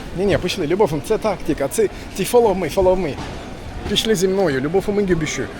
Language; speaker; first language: Ukrainian; non-native, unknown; Turkish